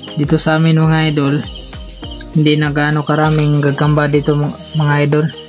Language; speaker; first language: Filipino; non-native, local second language; Cebuano